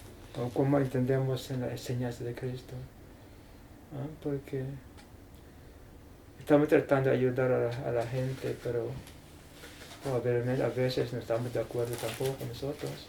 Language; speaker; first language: Spanish; non-native, learner; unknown